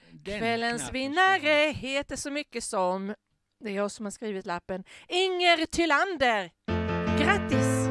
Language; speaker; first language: Swedish; native; Swedish